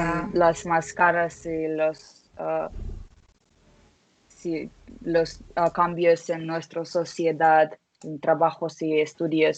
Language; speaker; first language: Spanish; non-native, learner; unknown